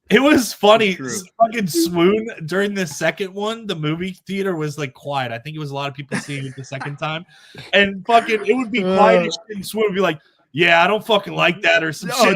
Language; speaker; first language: English; native; English